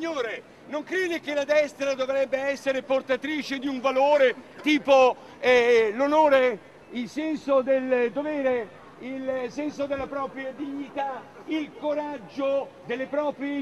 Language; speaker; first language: Italian; native; Italian